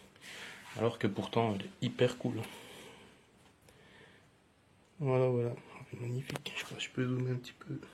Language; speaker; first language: French; native; French